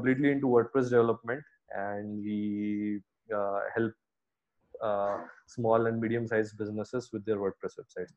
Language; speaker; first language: English; non-native, local second language; Hindi